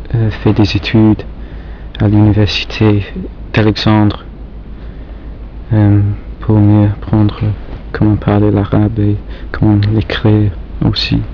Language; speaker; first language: French; non-native, fluent; English